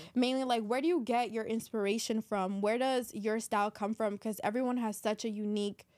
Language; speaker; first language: English; native; English